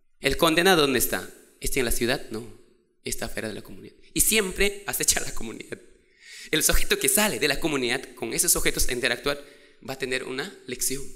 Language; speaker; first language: Spanish; non-native, local second language; Quechua